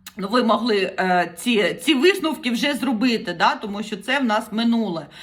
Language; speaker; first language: Ukrainian; non-native, local second language; Russian